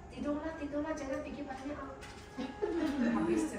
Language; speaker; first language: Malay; non-native, local second language; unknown